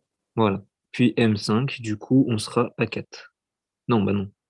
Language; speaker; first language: French; native; French